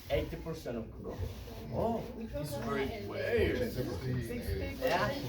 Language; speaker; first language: English; non-native, learner; Spanish